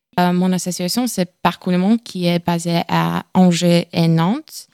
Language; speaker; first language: French; non-native, learner; Latvian